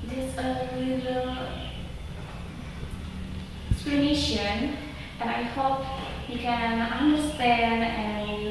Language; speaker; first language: English; non-native, learner; Indonesian